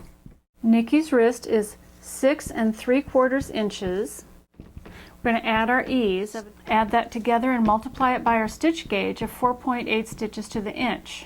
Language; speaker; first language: English; native; English